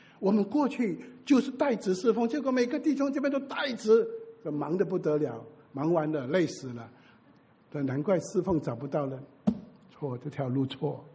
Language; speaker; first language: Chinese; native; Chinese